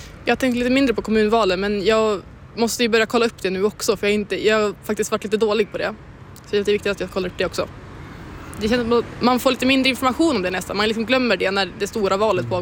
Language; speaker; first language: Swedish; native; Swedish